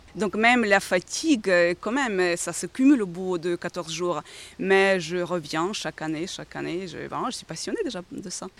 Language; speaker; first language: French; non-native, fluent; Ukrainian